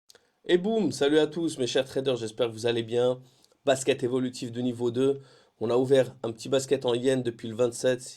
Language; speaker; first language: French; native; French